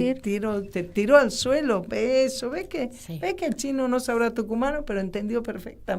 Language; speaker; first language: Spanish; native; Spanish